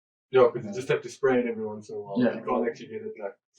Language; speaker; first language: English; native; English